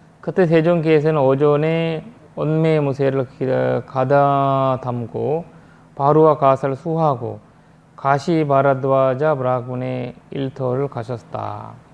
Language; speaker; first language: Korean; non-native, fluent; Sinhala